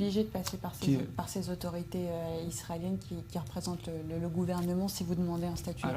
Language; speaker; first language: French; native; French